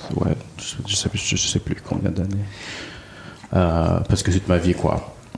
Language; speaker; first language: French; non-native, fluent; Cantonese